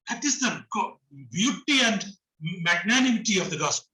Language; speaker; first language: English; non-native, local second language; Malayalam